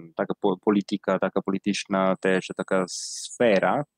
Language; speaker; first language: Polish; non-native, learner; Italian